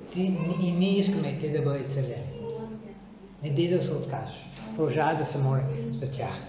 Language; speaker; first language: Bulgarian; non-native, fluent; English